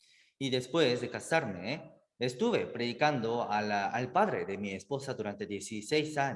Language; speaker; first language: Spanish; native; Spanish